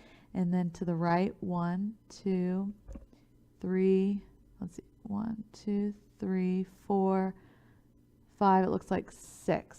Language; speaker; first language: English; native; English